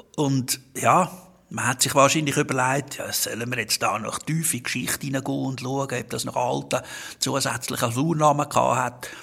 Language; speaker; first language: German; native; German